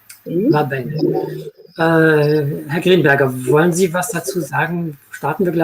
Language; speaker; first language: German; native; German